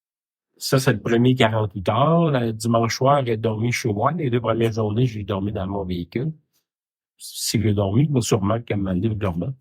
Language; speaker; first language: French; native; French